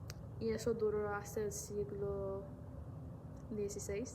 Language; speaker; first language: Spanish; non-native, fluent; English